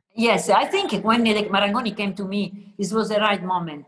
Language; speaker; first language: English; non-native, learner; Italian